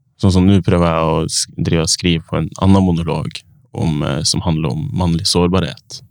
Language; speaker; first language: Norwegian; native; Norwegian